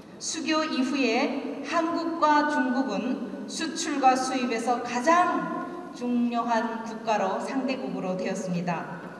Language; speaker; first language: Korean; native; Korean